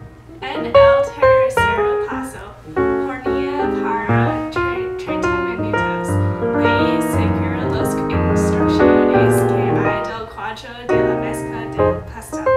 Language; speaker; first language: Spanish; non-native, learner; English